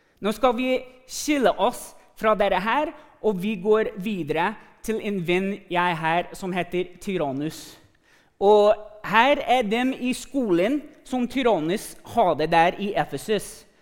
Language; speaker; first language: Norwegian; non-native, fluent; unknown